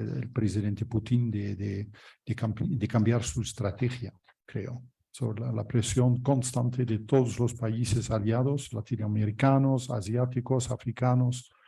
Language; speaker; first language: Spanish; non-native, fluent; Dutch